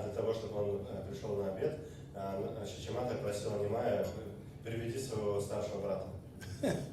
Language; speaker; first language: Russian; native; Russian